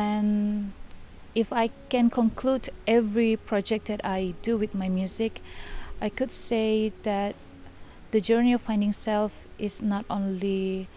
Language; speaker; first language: English; non-native, fluent; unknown